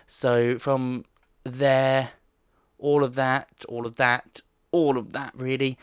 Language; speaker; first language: English; native; English